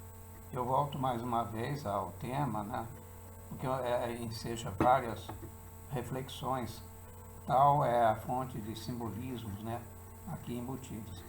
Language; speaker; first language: Portuguese; native; Portuguese